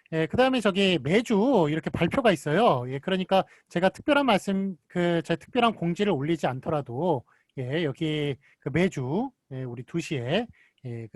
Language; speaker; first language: Korean; native; Korean